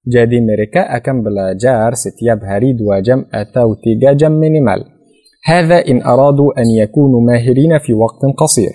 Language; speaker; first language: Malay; non-native, fluent; Arabic